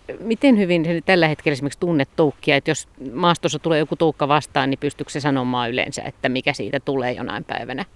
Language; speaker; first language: Finnish; native; Finnish